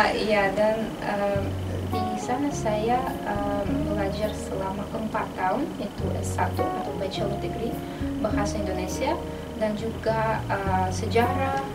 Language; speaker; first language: Indonesian; non-native, fluent; Russian